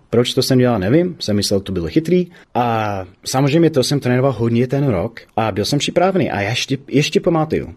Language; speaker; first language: Czech; non-native, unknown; English